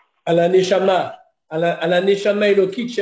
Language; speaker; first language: Hebrew; non-native, learner; French